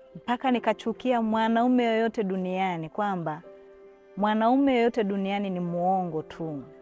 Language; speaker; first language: Swahili; non-native, local second language; Hausa